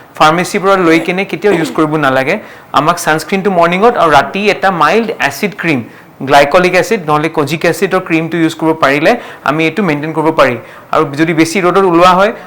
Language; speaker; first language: Assamese; non-native, local second language; Marwari